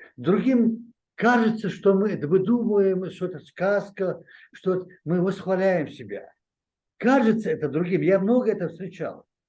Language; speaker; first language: Russian; non-native, local second language; Chechen